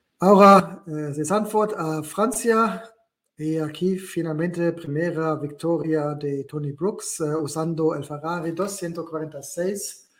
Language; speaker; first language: Spanish; non-native, learner; German